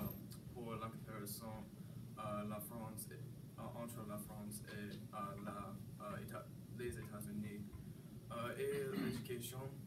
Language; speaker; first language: French; non-native, learner; English